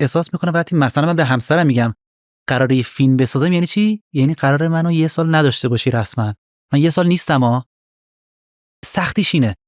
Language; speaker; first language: Persian; non-native, local second language; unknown